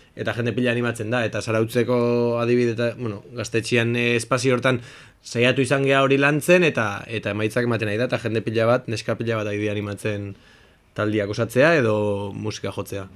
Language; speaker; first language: Basque; native; Basque